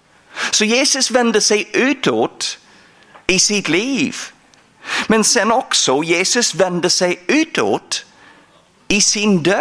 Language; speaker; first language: Swedish; non-native, fluent; English